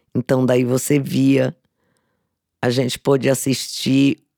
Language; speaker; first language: Portuguese; native; Portuguese